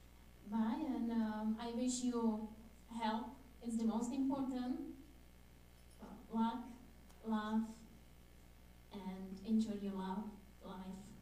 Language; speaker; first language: English; non-native, fluent; Czech